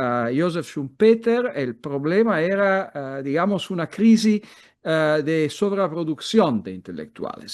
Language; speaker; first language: Spanish; non-native, fluent; Italian